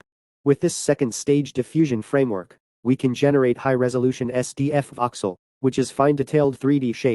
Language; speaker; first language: English; non-native, fluent; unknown